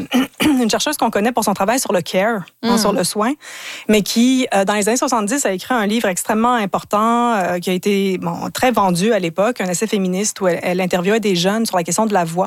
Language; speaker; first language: French; native; French